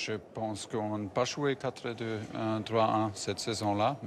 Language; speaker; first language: French; non-native, fluent; German